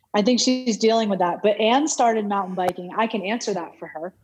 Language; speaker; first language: English; native; English